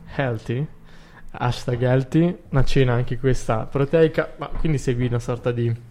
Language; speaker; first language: Italian; early bilingual, other home language; Arabic